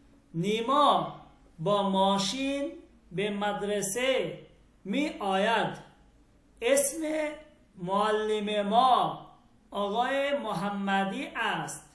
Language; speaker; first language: Persian; non-native, fluent; Bangla